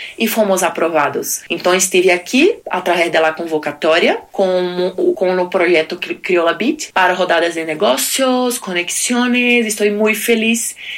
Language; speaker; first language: Spanish; non-native, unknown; Portuguese